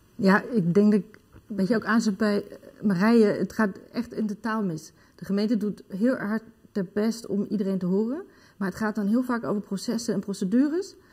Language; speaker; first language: Dutch; non-native, fluent; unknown